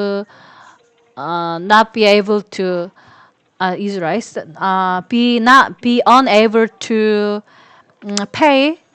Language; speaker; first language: English; non-native, learner; Korean